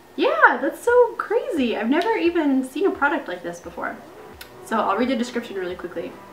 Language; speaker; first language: English; native; English